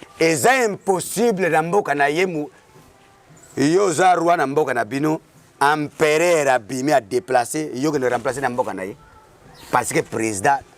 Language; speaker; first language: Lingala; non-native, local second language; Kongo